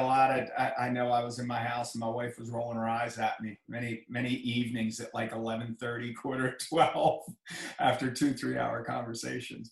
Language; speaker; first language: English; native; English